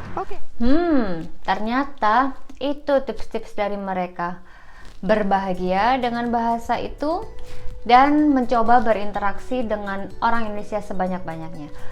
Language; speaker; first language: Indonesian; native; Indonesian